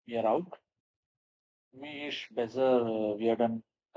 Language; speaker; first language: German; non-native, learner; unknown